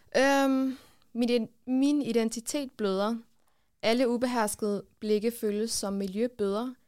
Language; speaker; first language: Danish; early bilingual, other home language; Kurdish